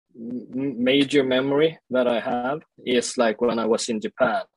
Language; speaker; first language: English; early bilingual, other home language; Swedish